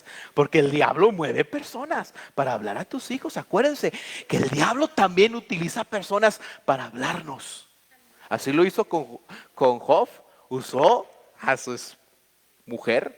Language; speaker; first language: Spanish; native; Spanish